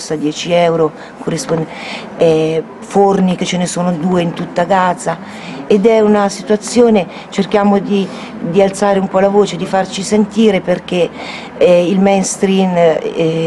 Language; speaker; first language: Italian; native; Italian